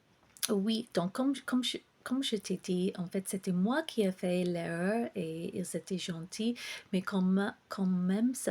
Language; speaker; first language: French; non-native, fluent; English